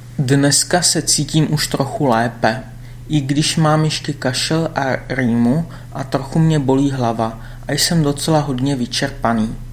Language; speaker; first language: Czech; non-native, fluent; German